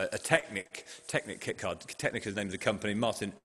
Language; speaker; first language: English; native; English